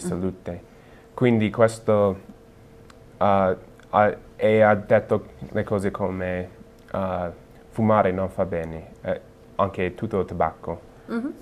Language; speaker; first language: Italian; non-native, learner; English